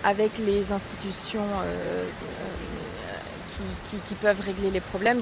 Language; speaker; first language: French; native; French